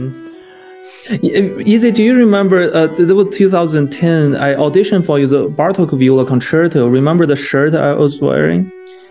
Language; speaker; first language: English; non-native, fluent; Chinese